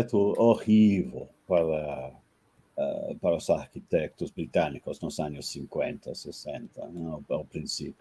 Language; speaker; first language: Portuguese; non-native, fluent; English